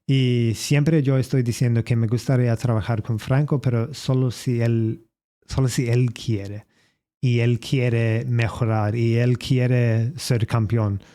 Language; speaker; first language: Spanish; non-native, learner; English